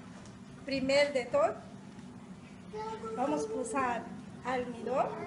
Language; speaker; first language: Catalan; non-native, learner; Portuguese